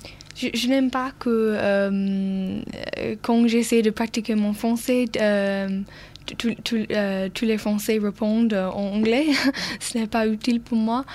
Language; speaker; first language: French; non-native, learner; English